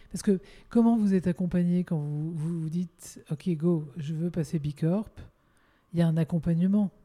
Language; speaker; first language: French; native; French